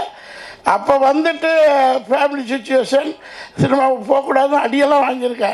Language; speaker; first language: Tamil; native; Tamil